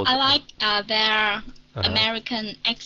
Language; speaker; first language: English; non-native, learner; Vietnamese